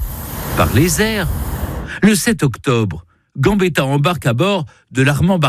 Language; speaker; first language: French; native; French